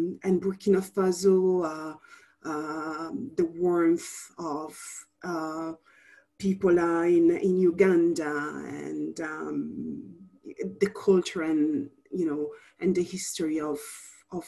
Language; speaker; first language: English; non-native, fluent; Italian